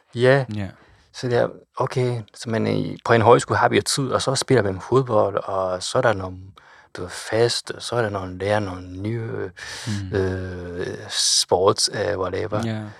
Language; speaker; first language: Danish; non-native, fluent; Japanese